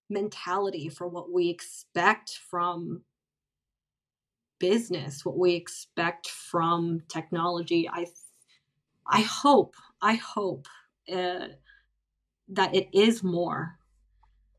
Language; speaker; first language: English; native; English